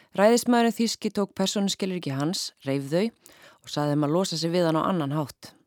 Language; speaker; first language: Icelandic; native; Icelandic